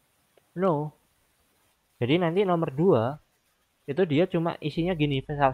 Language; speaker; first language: Indonesian; native; Indonesian